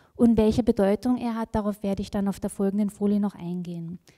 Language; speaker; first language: German; native; German